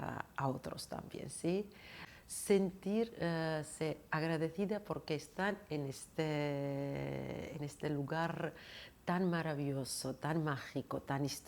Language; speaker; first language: Spanish; non-native, fluent; Georgian